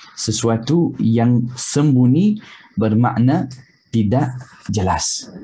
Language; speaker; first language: Malay; non-native, fluent; Arabic